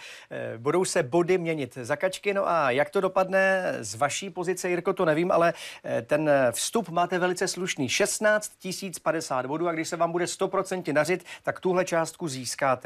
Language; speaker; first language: Czech; native; Czech